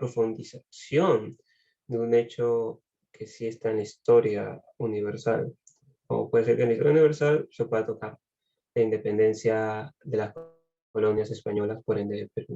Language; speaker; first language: Spanish; native; Spanish